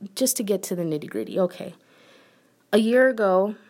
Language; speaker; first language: English; native; English